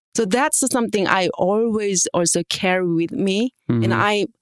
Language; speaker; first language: English; non-native, fluent; Korean